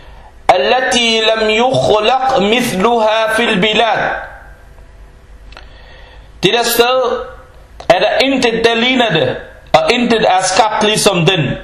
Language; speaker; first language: Danish; non-native, fluent; Arabic